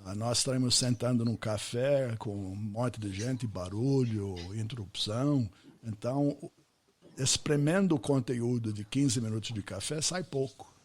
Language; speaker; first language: Portuguese; non-native, fluent; English